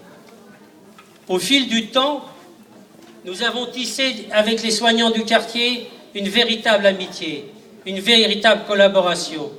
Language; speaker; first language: French; native; French